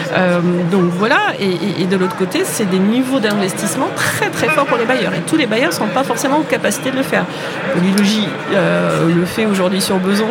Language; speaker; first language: French; native; French